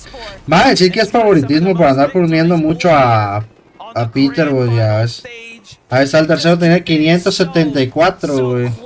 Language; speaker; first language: Spanish; native; Spanish